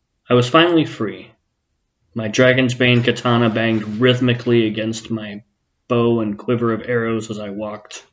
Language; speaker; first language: English; native; English